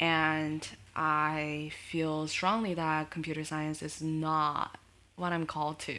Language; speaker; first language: English; early bilingual, other home language; Korean